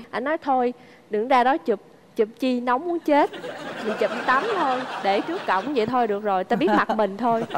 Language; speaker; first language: Vietnamese; native; Vietnamese